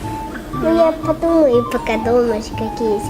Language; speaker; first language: Russian; non-native, learner; Tajik